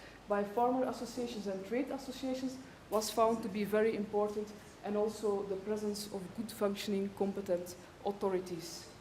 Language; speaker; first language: English; non-native, fluent; Dutch